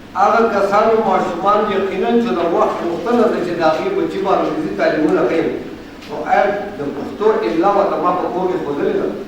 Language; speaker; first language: Pashto; non-native, local second language; Persian